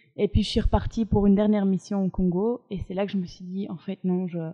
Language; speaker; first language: French; native; French